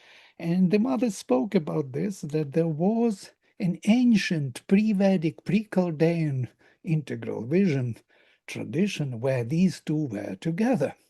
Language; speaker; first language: English; non-native, fluent; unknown